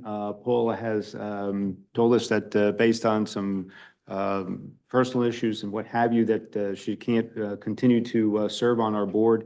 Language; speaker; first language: English; native; English